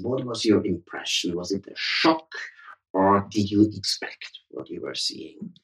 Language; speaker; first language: English; non-native, fluent; German